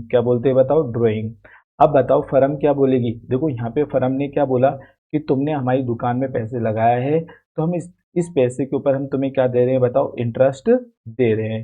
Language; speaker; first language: Hindi; native; Hindi